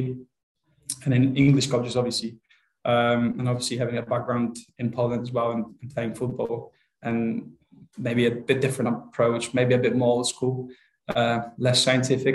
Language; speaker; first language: English; non-native, fluent; Polish